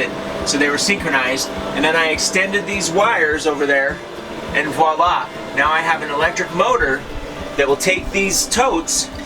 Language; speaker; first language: English; native; English